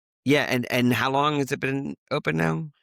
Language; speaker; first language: English; native; English